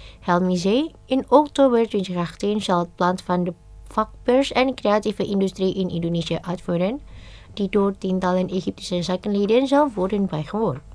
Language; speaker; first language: Dutch; non-native, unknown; Indonesian